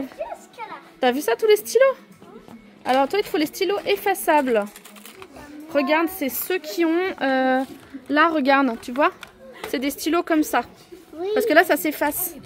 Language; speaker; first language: French; native; French